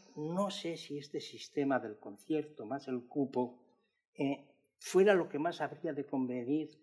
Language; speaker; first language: Spanish; native; Spanish